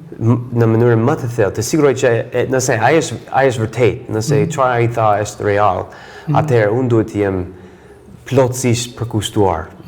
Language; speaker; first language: Albanian; non-native, fluent; English